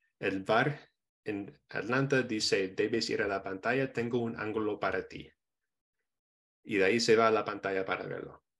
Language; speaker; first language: Spanish; non-native, fluent; English